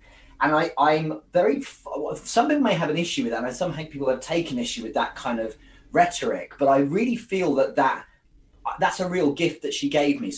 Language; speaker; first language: English; native; English